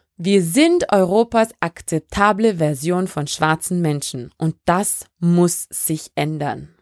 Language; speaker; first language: German; early bilingual, other home language; French